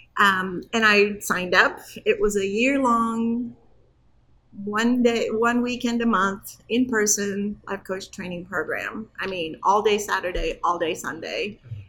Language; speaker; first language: English; non-native, fluent; Turkish